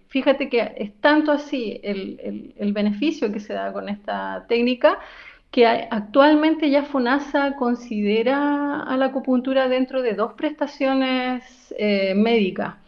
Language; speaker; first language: Spanish; native; Spanish